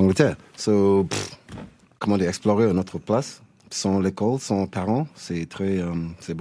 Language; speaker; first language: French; non-native, learner; English